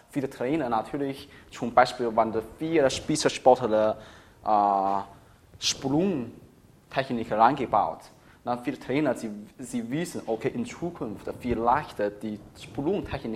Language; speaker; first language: German; non-native, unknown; Chinese